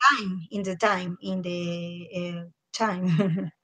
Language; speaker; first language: English; non-native, learner; Spanish